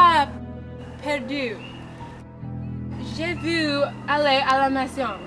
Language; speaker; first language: French; non-native, learner; English